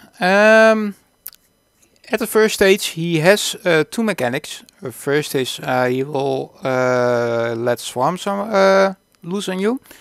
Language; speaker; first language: English; non-native, fluent; Dutch